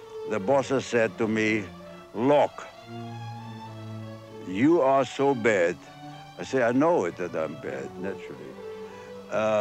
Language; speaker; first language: English; non-native, fluent; German